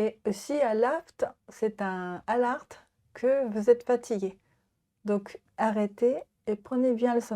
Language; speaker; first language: French; non-native, fluent; Japanese